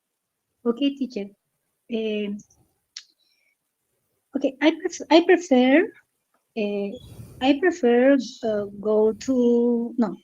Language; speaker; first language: English; non-native, learner; Spanish